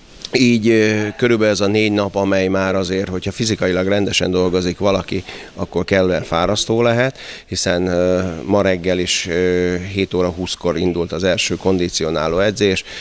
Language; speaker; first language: Hungarian; native; Hungarian